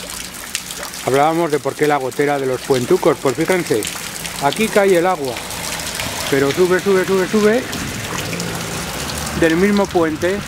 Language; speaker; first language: Spanish; native; Spanish